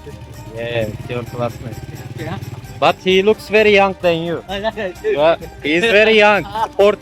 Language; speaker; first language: English; non-native, fluent; Turkish